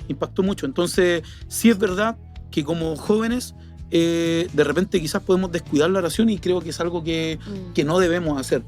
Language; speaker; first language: Spanish; native; Spanish